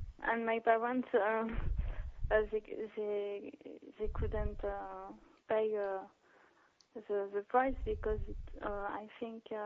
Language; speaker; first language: English; non-native, learner; French